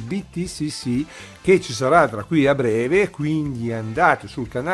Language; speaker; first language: Italian; native; Italian